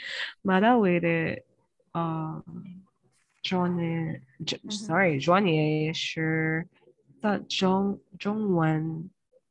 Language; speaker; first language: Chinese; non-native, learner; English